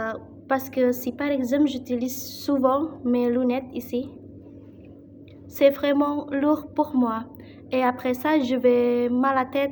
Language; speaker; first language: French; non-native, learner; Indonesian